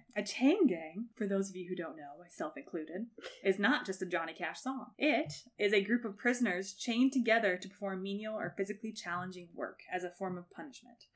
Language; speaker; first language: English; native; English